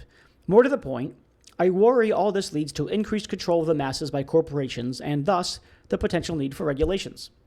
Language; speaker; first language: English; native; English